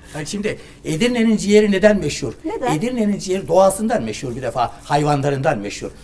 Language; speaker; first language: Turkish; native; Turkish